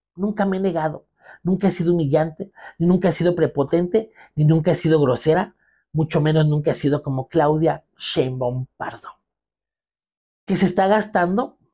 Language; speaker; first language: Spanish; native; Spanish